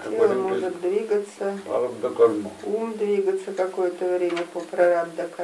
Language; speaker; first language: Russian; native; Russian